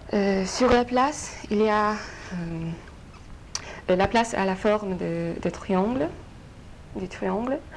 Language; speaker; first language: French; non-native, fluent; Polish